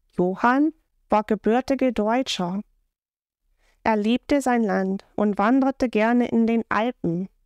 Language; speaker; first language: German; non-native, fluent; English